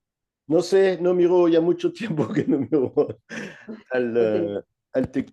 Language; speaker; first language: Spanish; non-native, learner; French